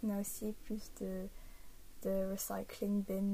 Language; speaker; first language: French; early bilingual, heritage; English